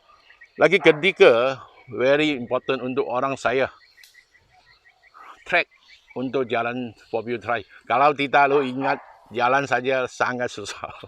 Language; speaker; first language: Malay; non-native, local second language; Chinese